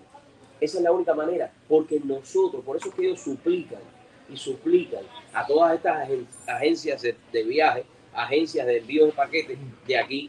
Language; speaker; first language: Spanish; native; Spanish